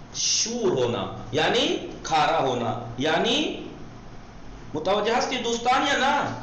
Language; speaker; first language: Persian; non-native, fluent; Urdu